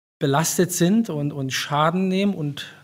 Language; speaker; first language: German; native; German